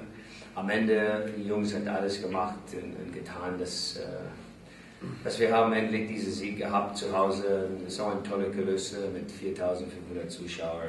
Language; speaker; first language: German; non-native, learner; English